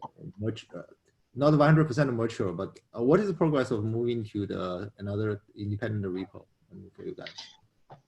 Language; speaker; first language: English; non-native, fluent; Chinese